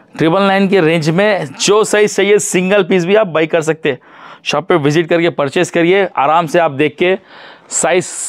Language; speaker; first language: Hindi; non-native, local second language; Urdu